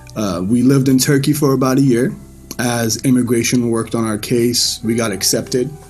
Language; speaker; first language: English; early bilingual, other home language; Persian